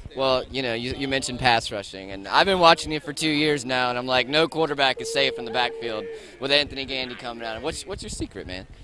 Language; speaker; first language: English; native; English